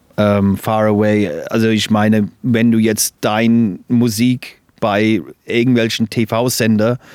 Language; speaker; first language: German; non-native, fluent; English